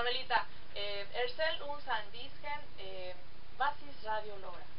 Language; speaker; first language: German; non-native, learner; Spanish